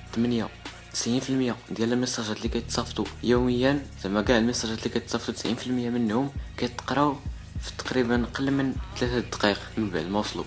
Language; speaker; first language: Arabic; native; Arabic